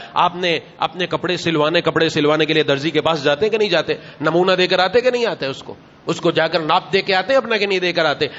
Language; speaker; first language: Urdu; non-native, local second language; Punjabi